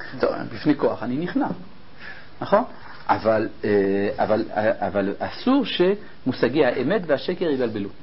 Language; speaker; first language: Hebrew; native; Hebrew